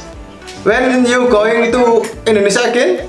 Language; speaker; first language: English; non-native, learner; Indonesian